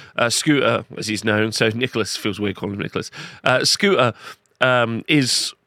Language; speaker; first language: English; native; English